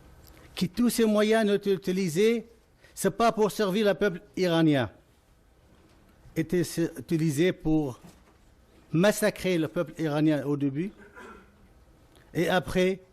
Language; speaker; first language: French; non-native, fluent; Arabic